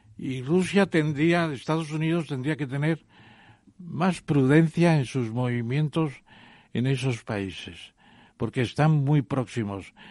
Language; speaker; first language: Spanish; native; Spanish